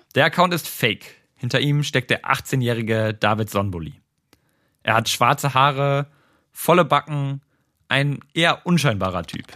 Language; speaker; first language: German; native; German